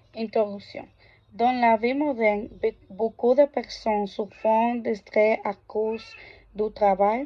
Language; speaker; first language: French; non-native, learner; Spanish